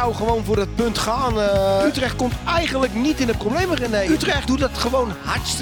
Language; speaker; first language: Dutch; native; Dutch